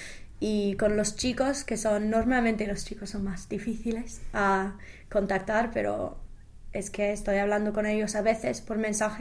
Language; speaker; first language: Spanish; non-native, fluent; English